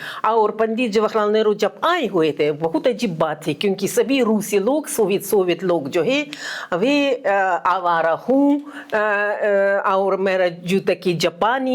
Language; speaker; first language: Hindi; non-native, fluent; Russian